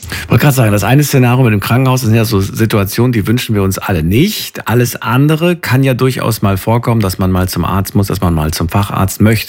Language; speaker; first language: German; native; German